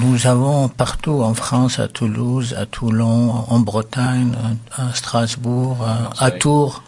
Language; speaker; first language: French; non-native, local second language; Arabic